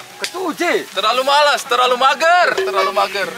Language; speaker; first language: Indonesian; native; Indonesian